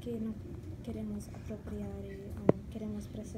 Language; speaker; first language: Spanish; non-native, fluent; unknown